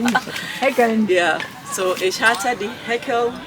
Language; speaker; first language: German; non-native, learner; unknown